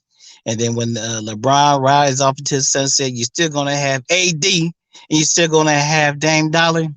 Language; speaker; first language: English; native; English